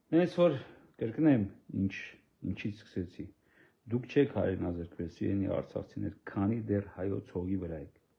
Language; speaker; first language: Armenian; native; Armenian